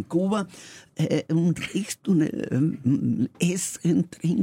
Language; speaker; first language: German; non-native, learner; Spanish